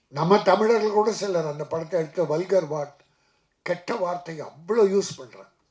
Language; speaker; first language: Tamil; native; Tamil